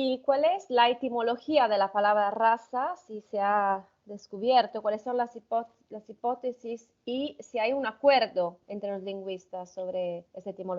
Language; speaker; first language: Spanish; non-native, fluent; Italian